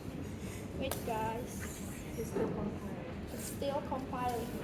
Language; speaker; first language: English; non-native, learner; Indonesian